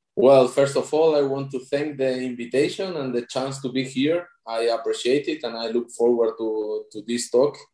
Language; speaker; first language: English; non-native, fluent; Spanish